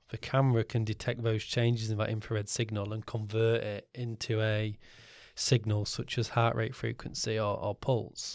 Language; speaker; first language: English; native; English